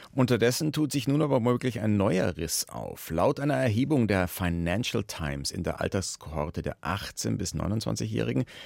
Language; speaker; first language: German; native; German